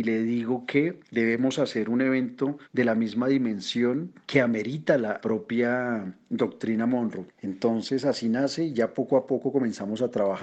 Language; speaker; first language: Spanish; native; Spanish